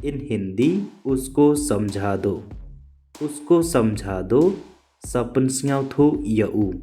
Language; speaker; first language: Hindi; non-native, local second language; Khasi